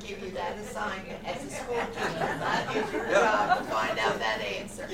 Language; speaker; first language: English; native; English